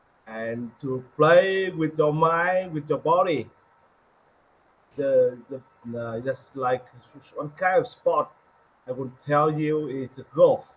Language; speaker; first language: English; non-native, learner; Vietnamese